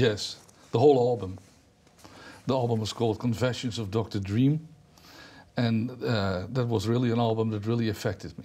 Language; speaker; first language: English; non-native, fluent; Dutch